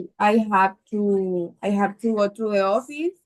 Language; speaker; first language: English; non-native, learner; Spanish